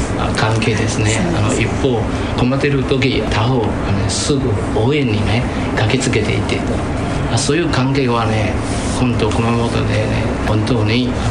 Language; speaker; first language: Japanese; non-native, fluent; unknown